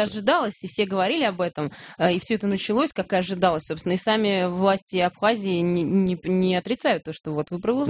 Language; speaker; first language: Russian; native; Russian